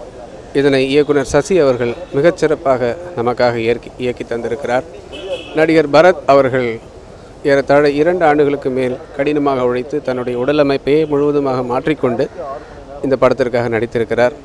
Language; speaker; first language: Tamil; native; Tamil